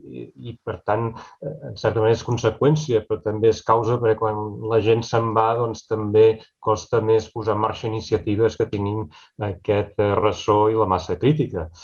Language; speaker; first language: Catalan; native; Catalan